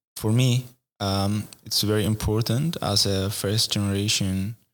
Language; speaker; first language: English; non-native, fluent; Arabic